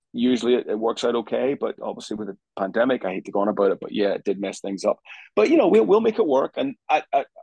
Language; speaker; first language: English; native; English